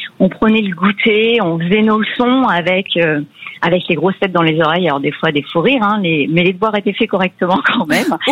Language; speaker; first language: French; native; French